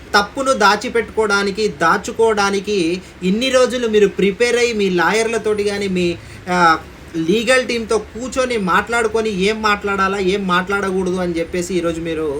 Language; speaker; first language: Telugu; non-native, local second language; Lambadi